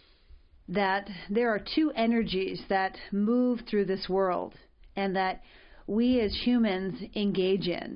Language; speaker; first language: English; native; English